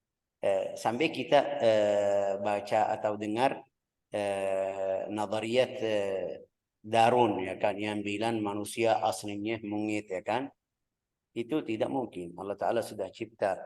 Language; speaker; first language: Indonesian; non-native, fluent; Arabic